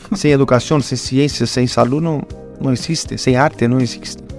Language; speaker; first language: Spanish; non-native, learner; Portuguese